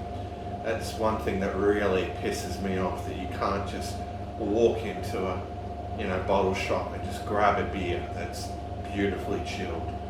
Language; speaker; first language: English; native; English